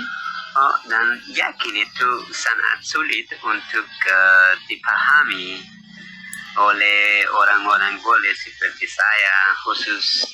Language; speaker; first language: Indonesian; non-native, learner; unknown